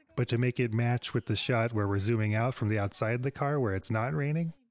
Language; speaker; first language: English; native; English